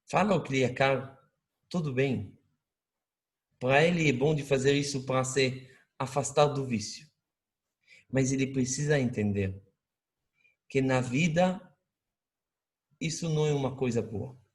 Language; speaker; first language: Portuguese; non-native, fluent; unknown